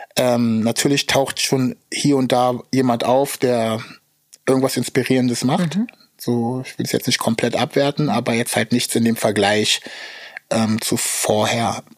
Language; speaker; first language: German; early bilingual, other home language; Russian